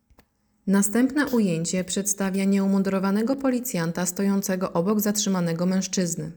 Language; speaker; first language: Polish; native; Polish